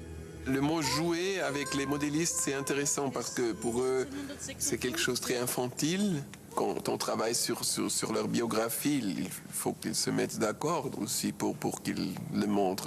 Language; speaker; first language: French; non-native, local second language; German